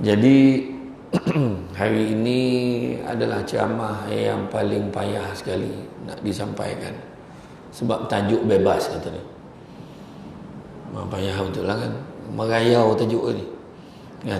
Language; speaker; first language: Malay; native; Malay